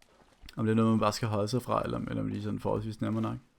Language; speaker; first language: Danish; native; Danish